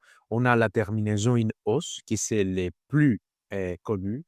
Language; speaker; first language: French; non-native, learner; Greek